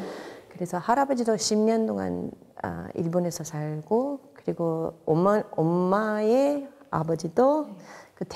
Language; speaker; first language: Korean; non-native, fluent; English